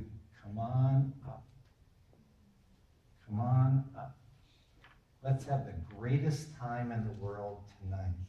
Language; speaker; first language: English; native; English